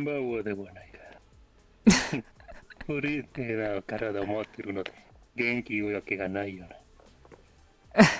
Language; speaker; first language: Japanese; non-native, learner; English